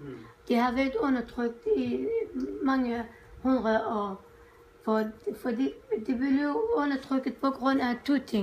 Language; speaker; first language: Danish; non-native, fluent; Kurdish